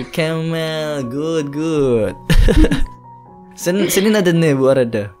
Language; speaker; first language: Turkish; non-native, learner; Indonesian